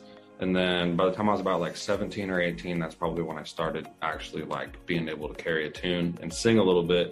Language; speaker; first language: English; native; English